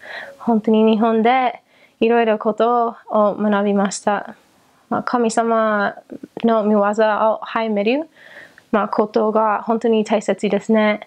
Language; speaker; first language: Japanese; non-native, learner; English